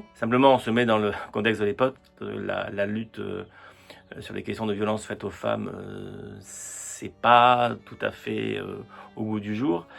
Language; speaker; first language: French; native; French